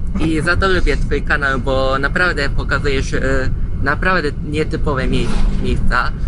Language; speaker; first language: Polish; non-native, fluent; Japanese